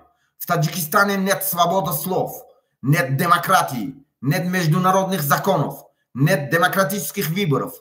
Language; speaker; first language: Russian; non-native, local second language; Tajik